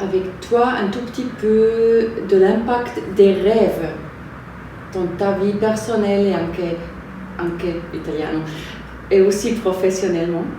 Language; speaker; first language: French; non-native, fluent; German